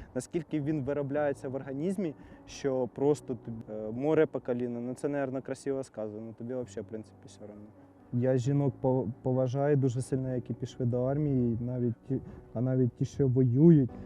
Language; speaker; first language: Ukrainian; non-native, local second language; Russian